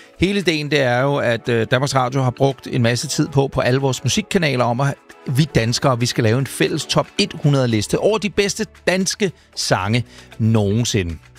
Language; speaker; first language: Danish; native; Danish